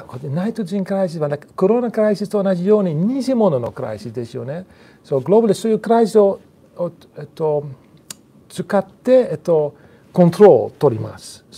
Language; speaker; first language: Japanese; non-native, learner; Dutch